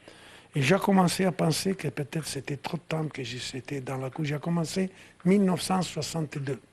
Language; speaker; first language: French; non-native, fluent; Italian